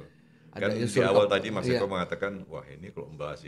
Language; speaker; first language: Indonesian; non-native, local second language; Javanese